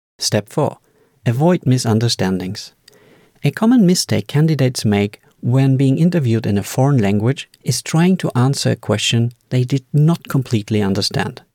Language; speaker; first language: English; non-native, fluent; German